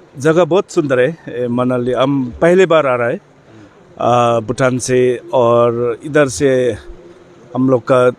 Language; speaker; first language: Hindi; non-native, fluent; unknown